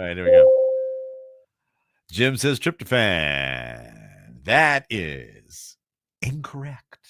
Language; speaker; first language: English; native; English